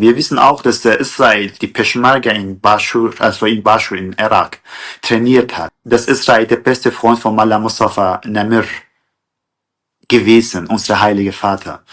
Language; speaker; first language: German; non-native, fluent; Kurdish